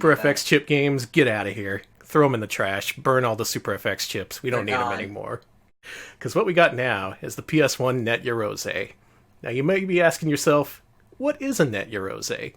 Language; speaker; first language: English; native; English